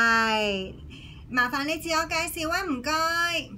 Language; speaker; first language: Cantonese; native; Cantonese